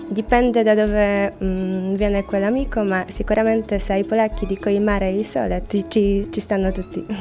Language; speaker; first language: Italian; non-native, fluent; Polish